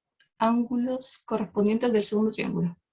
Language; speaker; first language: Spanish; native; Spanish